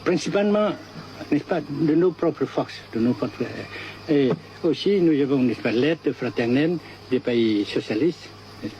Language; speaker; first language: French; non-native, fluent; Vietnamese